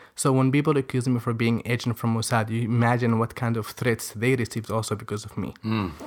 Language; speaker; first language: English; non-native, fluent; Arabic